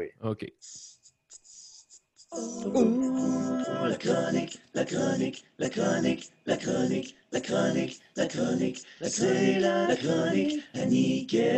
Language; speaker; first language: French; native; French